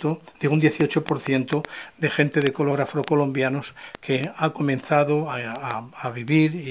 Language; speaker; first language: Spanish; native; Spanish